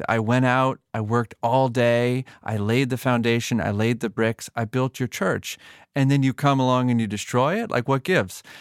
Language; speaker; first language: English; native; English